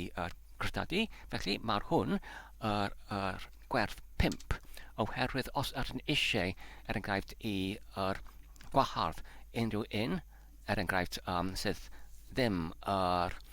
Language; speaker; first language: Welsh; non-native, learner; Polish